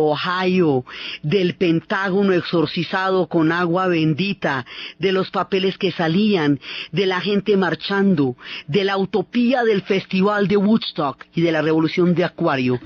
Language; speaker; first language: Spanish; native; Spanish